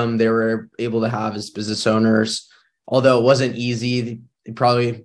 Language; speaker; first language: English; native; English